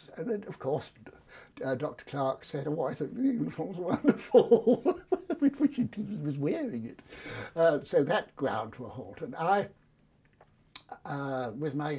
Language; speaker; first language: English; native; English